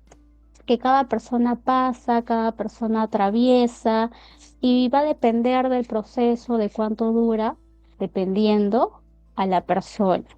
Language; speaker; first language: Spanish; native; Spanish